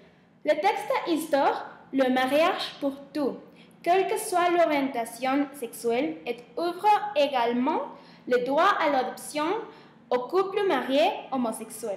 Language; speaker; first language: French; non-native, learner; Spanish